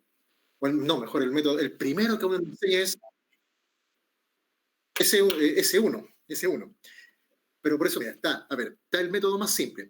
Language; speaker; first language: Spanish; native; Spanish